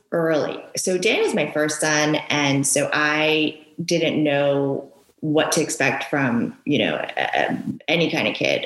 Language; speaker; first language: English; early bilingual, other home language; Japanese